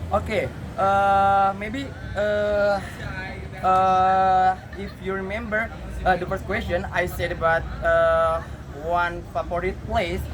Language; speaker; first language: English; non-native, learner; Indonesian